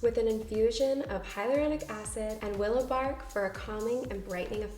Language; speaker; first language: English; native; English